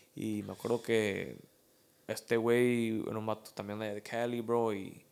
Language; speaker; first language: Spanish; early bilingual, heritage; Spanish